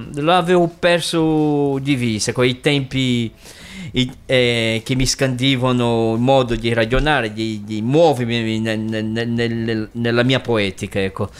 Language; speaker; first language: Italian; non-native, fluent; Portuguese